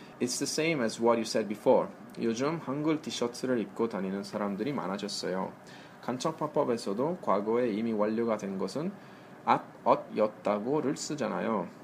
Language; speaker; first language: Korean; non-native, fluent; Italian